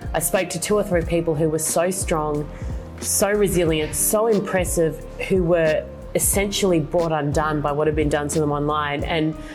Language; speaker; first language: English; early bilingual, other home language; Indonesian